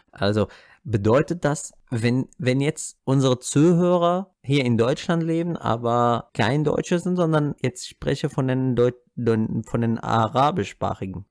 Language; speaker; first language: German; non-native, fluent; Arabic